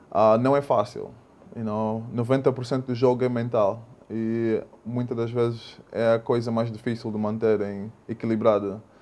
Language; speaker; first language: Portuguese; non-native, fluent; English